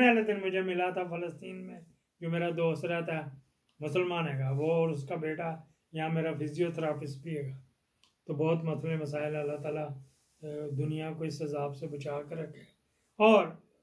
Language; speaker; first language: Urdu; non-native, local second language; Punjabi